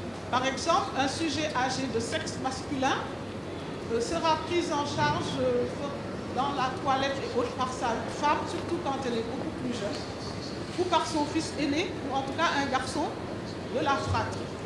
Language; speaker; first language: French; non-native, local second language; Wolof